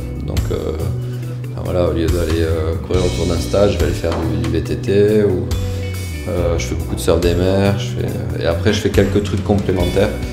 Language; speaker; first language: French; native; French